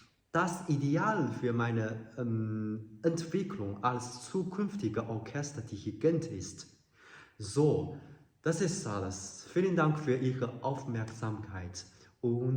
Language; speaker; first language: German; non-native, learner; Chinese